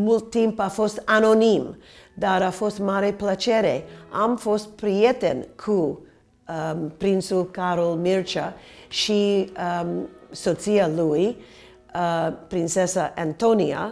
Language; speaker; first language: Romanian; early bilingual, heritage; Romanian